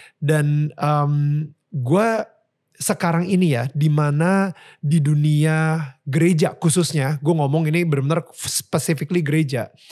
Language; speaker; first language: Indonesian; native; Indonesian